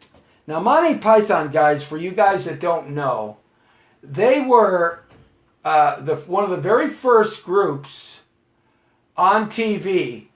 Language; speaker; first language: English; native; English